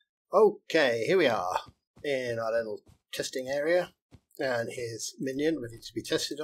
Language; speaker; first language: English; native; English